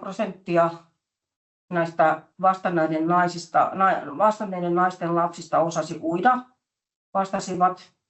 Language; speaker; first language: Finnish; native; Finnish